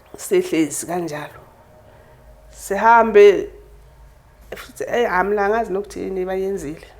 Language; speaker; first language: Zulu; native; Zulu